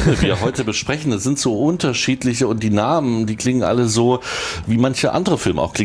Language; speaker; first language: German; native; German